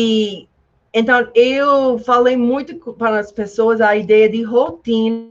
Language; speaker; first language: Portuguese; non-native, fluent; English